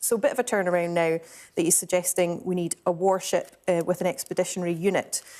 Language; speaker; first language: English; native; English